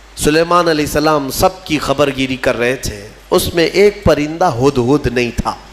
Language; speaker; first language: Urdu; native; Urdu